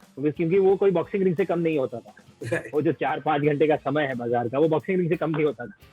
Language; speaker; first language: Hindi; non-native, local second language; Gujarati